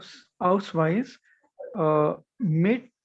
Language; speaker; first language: German; non-native, learner; Hindi